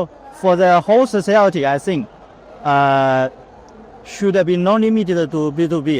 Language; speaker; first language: English; non-native, fluent; Chinese